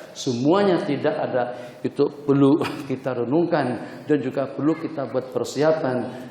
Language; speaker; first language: Malay; non-native, fluent; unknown